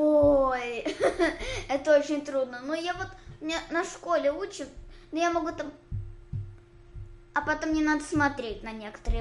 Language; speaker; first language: Russian; early bilingual, heritage; Russian